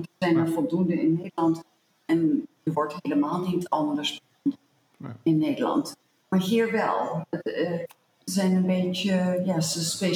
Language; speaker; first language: Dutch; early bilingual, heritage; Dutch